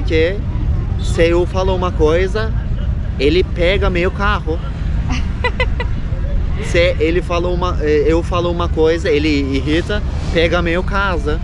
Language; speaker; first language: Portuguese; non-native, learner; Turkish